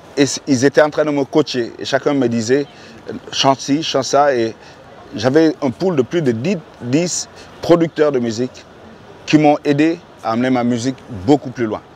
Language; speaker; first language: French; non-native, local second language; Wolof